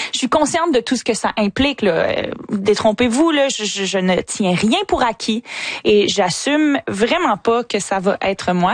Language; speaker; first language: French; native; French